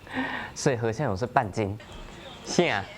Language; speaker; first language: Chinese; native; Chinese